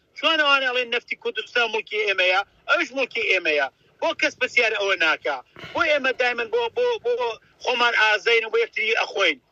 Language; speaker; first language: Central Kurdish; native; Central Kurdish